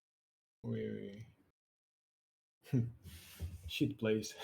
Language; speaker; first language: French; non-native, learner; Russian